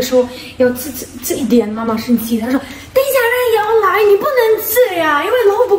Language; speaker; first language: Chinese; non-native, learner; Ukrainian